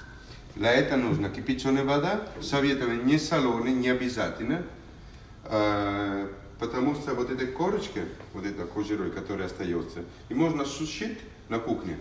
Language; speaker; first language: Russian; non-native, learner; Italian